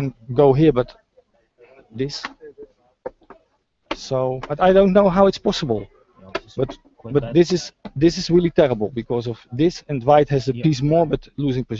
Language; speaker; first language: English; non-native, fluent; Dutch